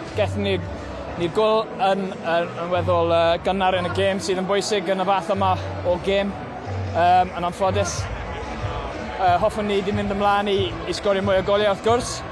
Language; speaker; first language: Welsh; native; Welsh